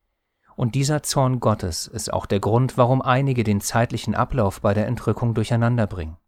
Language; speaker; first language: German; native; German